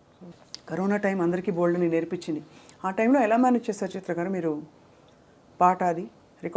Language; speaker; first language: Telugu; native; Telugu